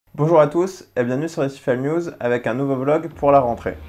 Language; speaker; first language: French; native; French